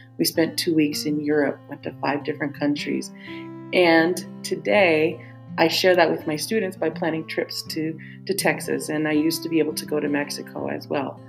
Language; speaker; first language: English; native; English